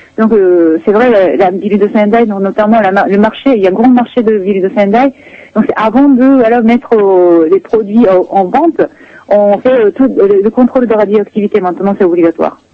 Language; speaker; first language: French; non-native, fluent; Japanese